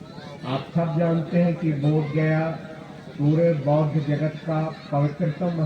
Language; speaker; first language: Hindi; native; Hindi